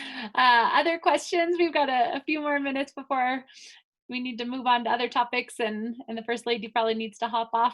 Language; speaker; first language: English; native; English